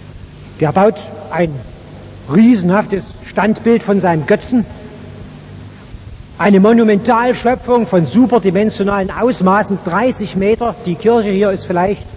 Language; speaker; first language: German; native; German